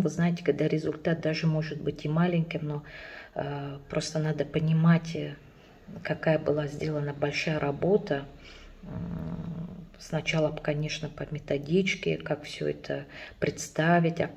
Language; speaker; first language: Russian; non-native, local second language; Yakut